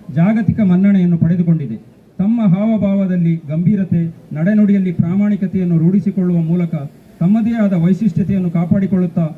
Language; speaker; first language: Kannada; non-native, local second language; Kodava